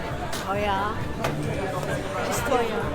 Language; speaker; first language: German; non-native, learner; Indonesian